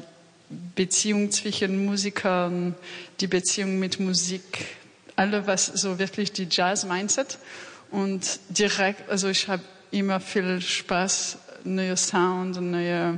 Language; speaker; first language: German; non-native, fluent; French